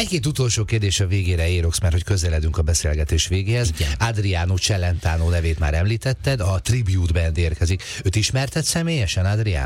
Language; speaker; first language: Hungarian; native; Hungarian